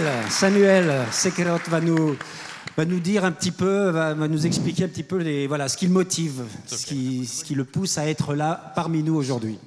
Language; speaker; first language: French; native; French